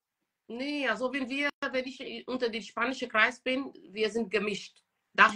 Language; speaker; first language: German; non-native, fluent; Portuguese